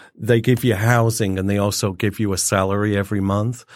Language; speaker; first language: English; native; English